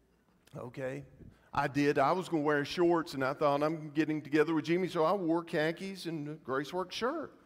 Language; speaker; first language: English; native; English